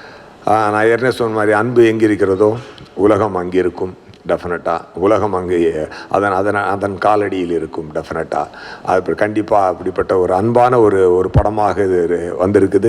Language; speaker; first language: Tamil; native; Tamil